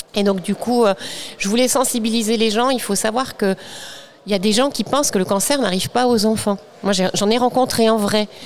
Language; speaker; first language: French; native; French